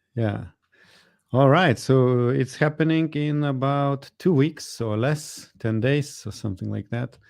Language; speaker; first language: English; non-native, fluent; Lithuanian